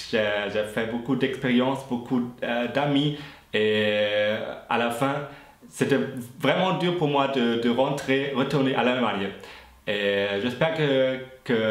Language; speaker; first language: French; non-native, fluent; German